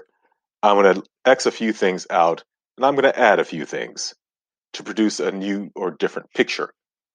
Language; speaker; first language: English; non-native, local second language; Akan